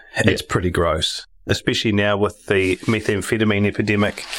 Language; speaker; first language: English; native; English